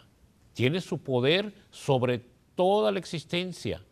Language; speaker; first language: Spanish; native; Spanish